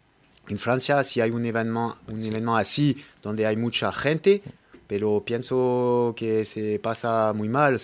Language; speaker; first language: Spanish; non-native, learner; French